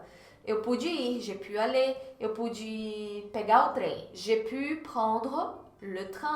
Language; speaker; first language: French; non-native, fluent; Portuguese